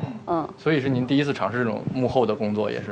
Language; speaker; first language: Chinese; native; Chinese